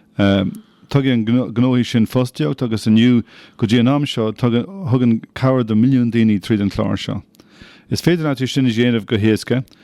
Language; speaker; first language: Irish; non-native, local second language; English